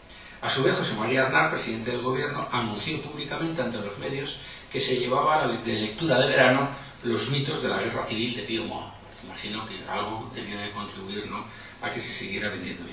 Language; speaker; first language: Spanish; native; Spanish